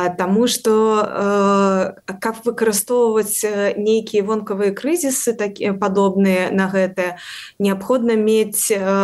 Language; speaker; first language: Belarusian; non-native, local second language; Russian